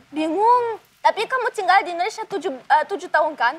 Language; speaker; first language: Indonesian; non-native, learner; German